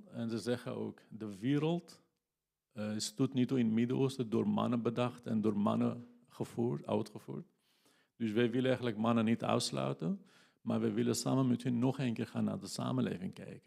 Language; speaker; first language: Dutch; non-native, fluent; Kurdish